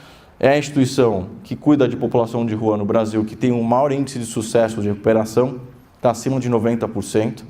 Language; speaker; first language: Portuguese; native; Portuguese